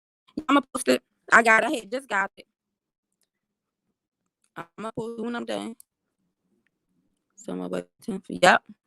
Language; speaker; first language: English; native; English